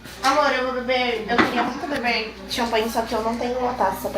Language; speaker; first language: Portuguese; native; Portuguese